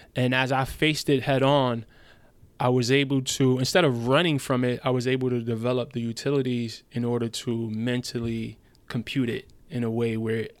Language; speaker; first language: English; early bilingual, other home language; German